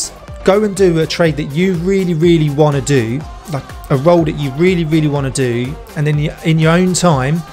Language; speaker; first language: English; native; English